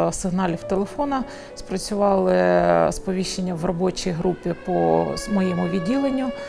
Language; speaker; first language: Ukrainian; native; Ukrainian